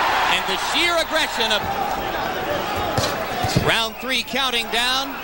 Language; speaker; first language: English; native; English